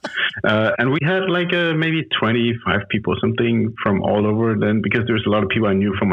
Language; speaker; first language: English; non-native, fluent; Danish